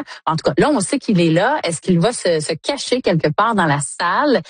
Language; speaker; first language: French; native; French